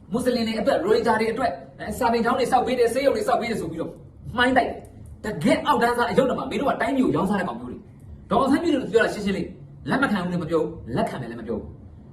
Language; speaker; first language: Burmese; native; Burmese